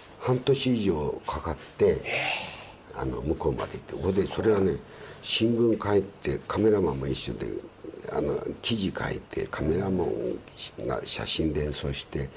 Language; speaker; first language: Japanese; native; Japanese